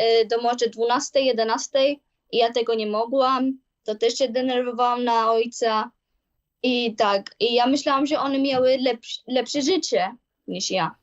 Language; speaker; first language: Polish; early bilingual, heritage; Polish